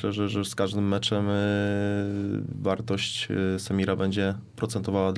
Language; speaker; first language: Polish; native; Polish